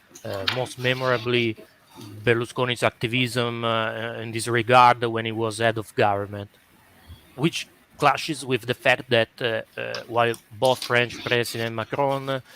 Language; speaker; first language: English; non-native, fluent; Italian